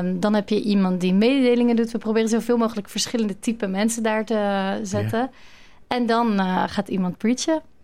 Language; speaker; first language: Dutch; native; Dutch